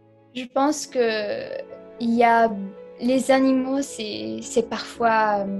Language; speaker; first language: French; non-native, fluent; Italian